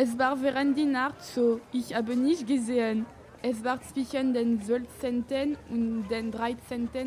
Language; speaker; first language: German; non-native, learner; French